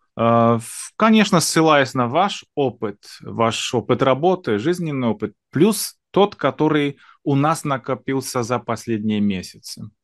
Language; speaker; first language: Russian; non-native, fluent; Polish